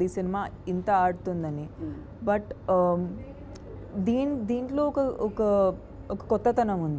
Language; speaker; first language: Telugu; non-native, fluent; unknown